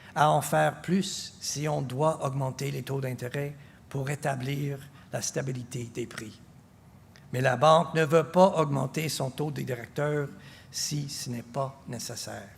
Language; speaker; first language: French; non-native, fluent; English